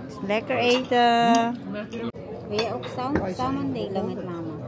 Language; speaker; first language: Dutch; non-native, learner; Filipino